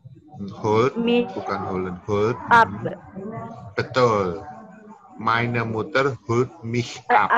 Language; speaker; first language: German; non-native, fluent; Indonesian